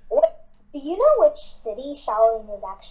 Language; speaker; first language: English; non-native, fluent; French